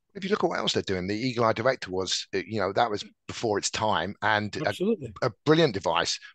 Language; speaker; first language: English; native; English